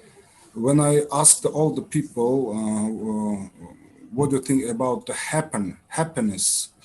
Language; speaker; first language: English; non-native, learner; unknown